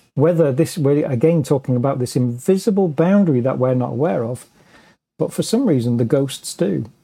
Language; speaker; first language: English; native; English